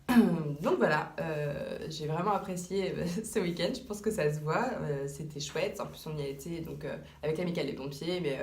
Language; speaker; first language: French; native; French